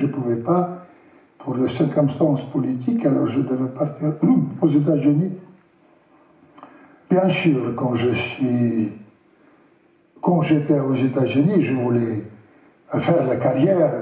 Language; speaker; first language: French; non-native, learner; Russian